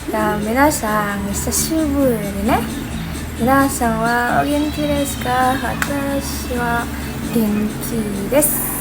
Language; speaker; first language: Japanese; non-native, learner; Indonesian